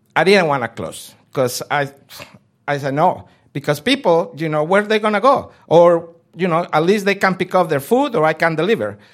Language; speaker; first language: English; non-native, fluent; Spanish